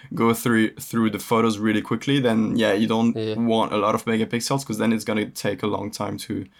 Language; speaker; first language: English; early bilingual, other home language; French